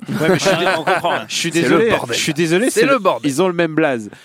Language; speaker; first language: French; non-native, fluent; Russian